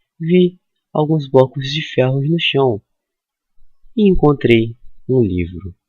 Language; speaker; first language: Portuguese; native; Portuguese